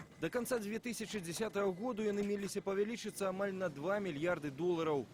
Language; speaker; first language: Belarusian; native; Belarusian